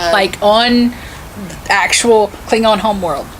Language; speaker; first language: English; native; English